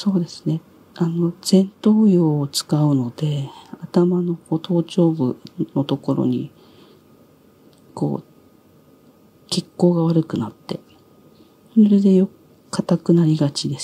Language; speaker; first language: Japanese; native; Japanese